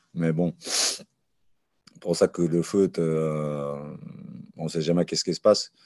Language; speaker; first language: French; non-native, learner; Japanese